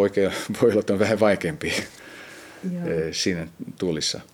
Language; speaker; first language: Finnish; early bilingual, heritage; Finnish